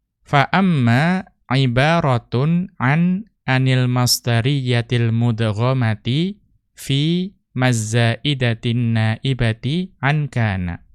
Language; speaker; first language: Arabic; non-native, fluent; Indonesian